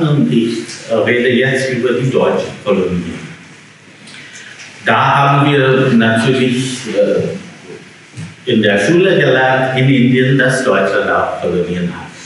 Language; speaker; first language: German; non-native, fluent; English